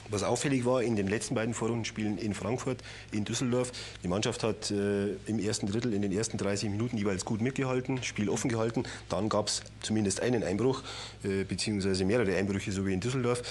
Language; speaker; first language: German; native; German